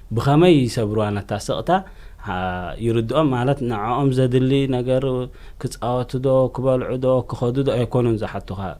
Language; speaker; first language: Tigrinya; native; Tigrinya